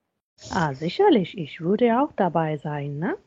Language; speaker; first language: German; non-native, fluent; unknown